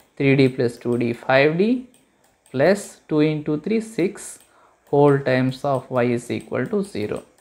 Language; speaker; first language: English; non-native, local second language; Telugu